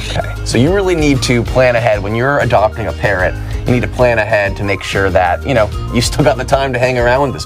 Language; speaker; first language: English; native; English